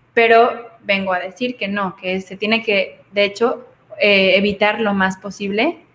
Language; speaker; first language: Spanish; native; Spanish